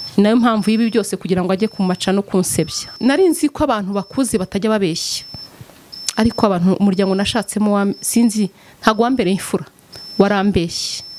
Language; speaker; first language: Kinyarwanda; native; Kinyarwanda